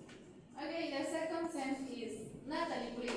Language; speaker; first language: English; non-native, learner; Spanish